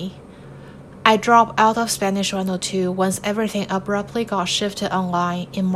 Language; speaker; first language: English; non-native, fluent; Chinese